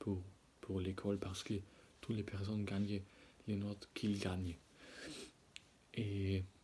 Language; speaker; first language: French; non-native, learner; German